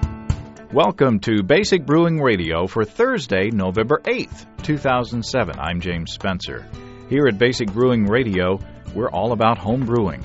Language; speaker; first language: English; native; English